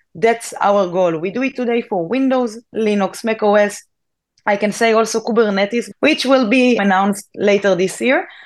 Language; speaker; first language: English; non-native, fluent; Hebrew